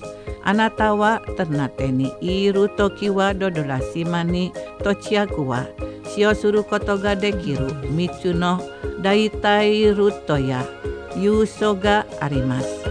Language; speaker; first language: Japanese; non-native, fluent; Indonesian